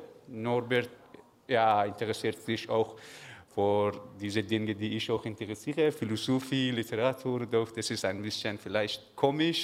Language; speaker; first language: German; non-native, learner; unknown